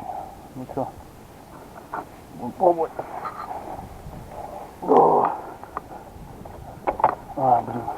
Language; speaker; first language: Russian; native; Russian